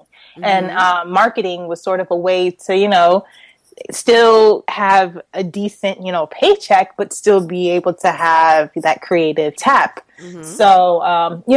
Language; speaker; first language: English; native; English